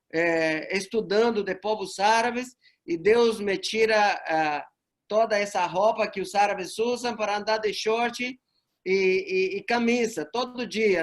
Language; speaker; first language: Portuguese; non-native, fluent; Spanish